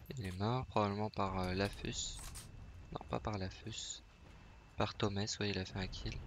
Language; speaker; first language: French; native; French